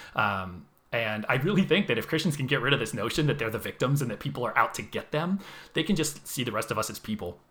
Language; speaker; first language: English; native; English